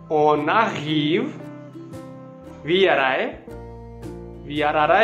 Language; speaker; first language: English; non-native, learner; Hindi